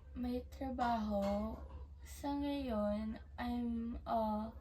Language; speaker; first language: English; native; English